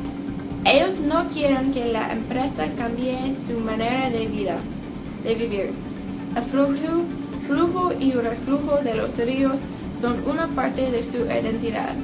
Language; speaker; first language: Spanish; non-native, learner; English